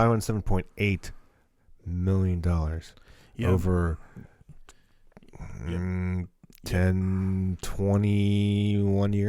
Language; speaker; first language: English; native; English